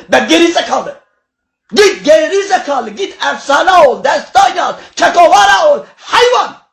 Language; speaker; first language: Turkish; non-native, local second language; Kurdish